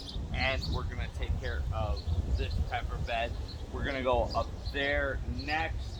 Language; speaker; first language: English; native; English